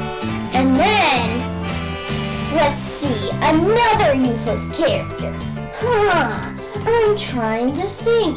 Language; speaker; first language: English; native; English